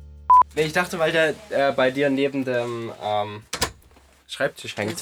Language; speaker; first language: German; native; German